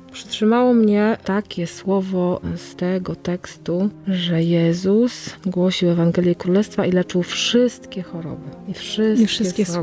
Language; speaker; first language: Polish; native; Polish